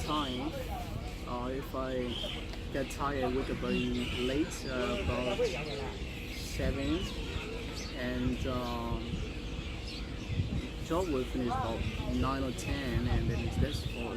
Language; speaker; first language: English; non-native, learner; Burmese